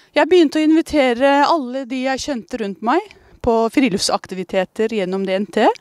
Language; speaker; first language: Norwegian; non-native, fluent; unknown